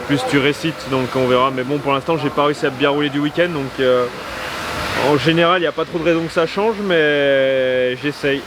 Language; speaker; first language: French; native; French